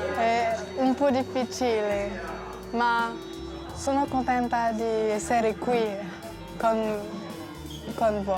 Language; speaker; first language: Italian; non-native, learner; French